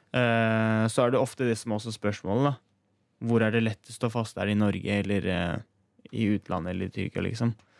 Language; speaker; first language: Norwegian; early bilingual, other home language; Turkish